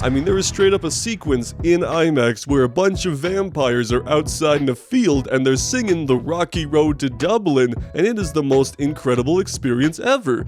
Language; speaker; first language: English; native; English